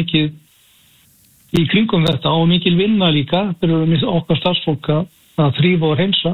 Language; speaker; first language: Icelandic; native; Icelandic